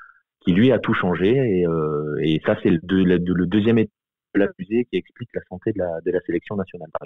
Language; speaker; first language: French; native; French